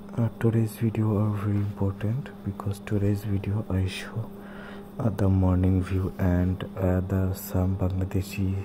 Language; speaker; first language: English; non-native, learner; Bangla